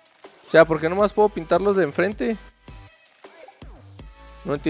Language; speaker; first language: Spanish; native; Spanish